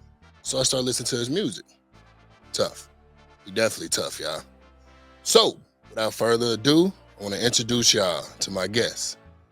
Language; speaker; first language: English; native; English